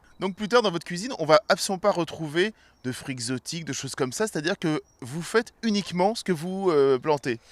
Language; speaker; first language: French; native; French